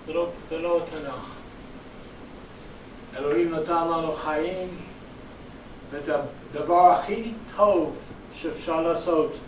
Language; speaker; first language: Hebrew; non-native, fluent; English